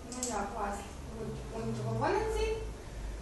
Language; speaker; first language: German; non-native, learner; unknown